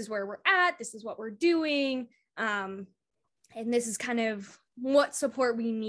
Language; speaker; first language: English; native; English